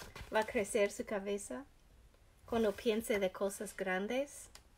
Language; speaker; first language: Spanish; non-native, learner; English